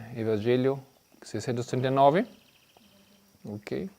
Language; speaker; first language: Portuguese; non-native, fluent; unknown